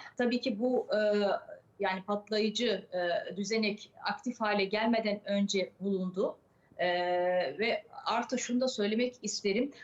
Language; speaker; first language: Turkish; early bilingual, other home language; French